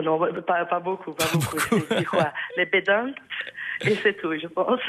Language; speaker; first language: French; non-native, learner; Portuguese